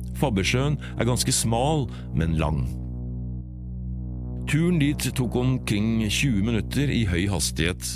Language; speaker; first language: Norwegian; native; Norwegian